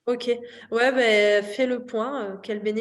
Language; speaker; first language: French; native; French